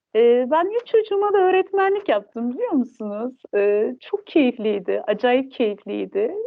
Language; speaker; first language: Turkish; non-native, local second language; Kurdish